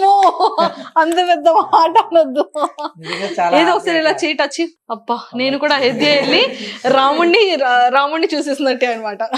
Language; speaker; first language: Telugu; native; Telugu